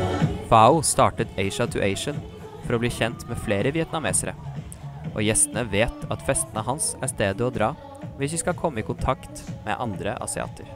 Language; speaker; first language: Norwegian; native; Norwegian